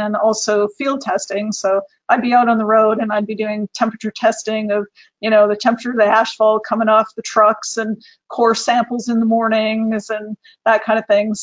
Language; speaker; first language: English; native; English